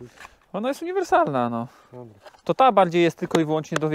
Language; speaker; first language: Polish; native; Polish